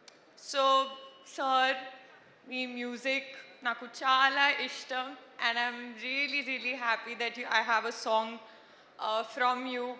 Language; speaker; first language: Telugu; non-native, learner; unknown